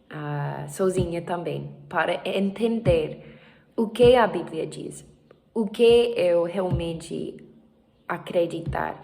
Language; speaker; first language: Portuguese; non-native, learner; English